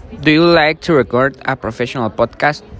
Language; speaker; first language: English; non-native, learner; Spanish